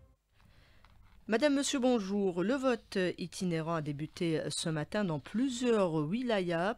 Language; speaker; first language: French; non-native, local second language; Arabic